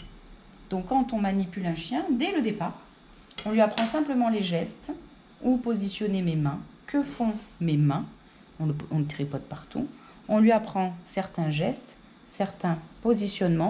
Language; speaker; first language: French; native; French